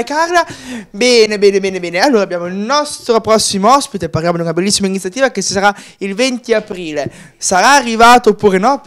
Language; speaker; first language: Italian; native; Italian